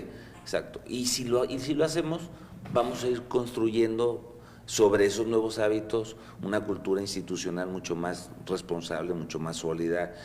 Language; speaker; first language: Spanish; native; Spanish